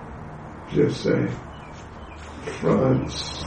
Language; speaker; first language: French; non-native, learner; English